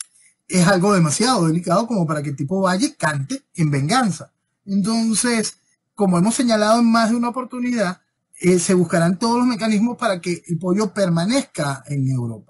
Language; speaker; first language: Spanish; native; Spanish